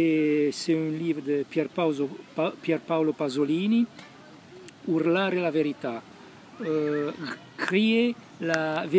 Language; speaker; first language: French; non-native, fluent; Italian